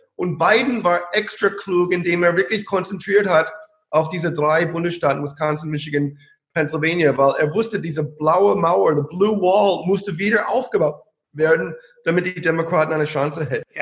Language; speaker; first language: German; non-native, fluent; English